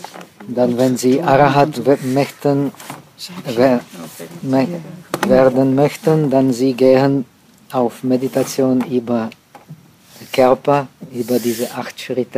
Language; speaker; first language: German; non-native, fluent; Czech